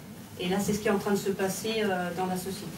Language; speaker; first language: French; native; French